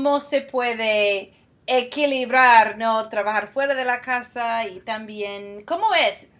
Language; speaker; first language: Spanish; non-native, fluent; English